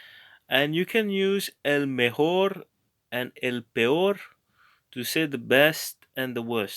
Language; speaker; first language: English; non-native, fluent; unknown